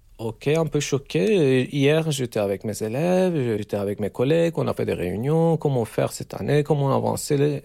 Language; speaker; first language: French; non-native, learner; Turkish